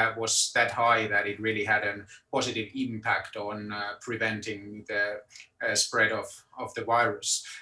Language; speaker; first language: English; non-native, fluent; Finnish